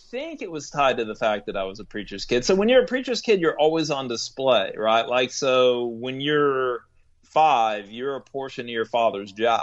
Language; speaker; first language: English; native; English